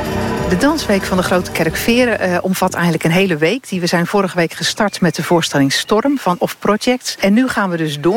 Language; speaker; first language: Dutch; native; Dutch